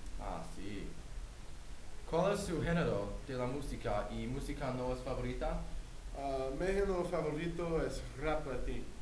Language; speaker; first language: Spanish; non-native, learner; English